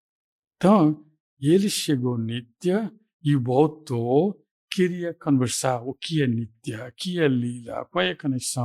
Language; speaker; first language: Portuguese; non-native, fluent; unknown